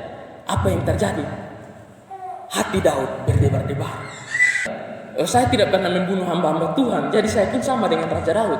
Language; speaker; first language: Indonesian; non-native, local second language; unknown